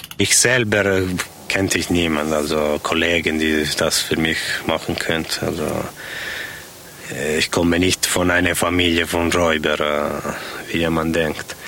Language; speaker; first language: German; non-native, fluent; Italian